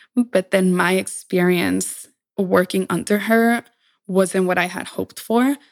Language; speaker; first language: English; early bilingual, other home language; Spanish